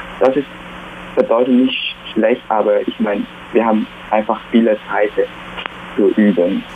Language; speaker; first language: German; non-native, fluent; Chinese